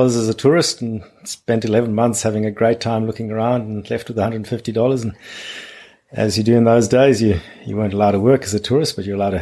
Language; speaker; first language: English; non-native, local second language; German